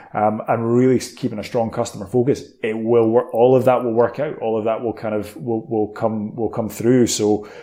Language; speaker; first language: English; native; English